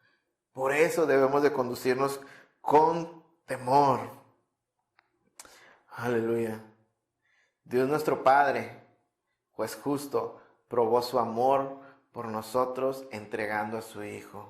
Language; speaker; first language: Spanish; native; Spanish